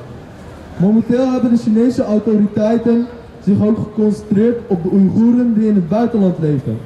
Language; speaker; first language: Dutch; early bilingual, other home language; Uyghur